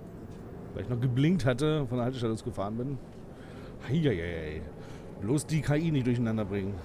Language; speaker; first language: German; native; German